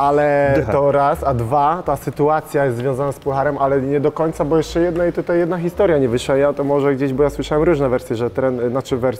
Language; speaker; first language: Polish; native; Polish